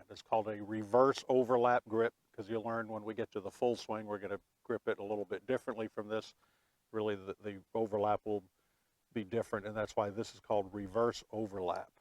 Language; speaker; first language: English; native; English